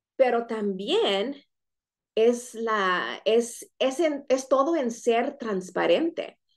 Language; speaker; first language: Spanish; native; Spanish